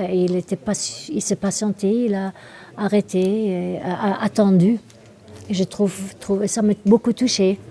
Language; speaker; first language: French; non-native, fluent; German